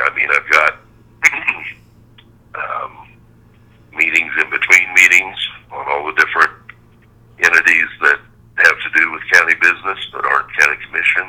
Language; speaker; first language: English; native; English